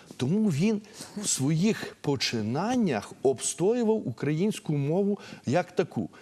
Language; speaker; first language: Ukrainian; native; Ukrainian